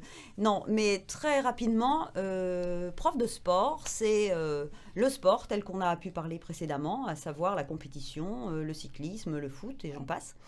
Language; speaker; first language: French; native; French